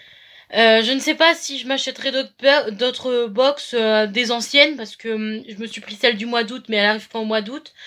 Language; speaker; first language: French; native; French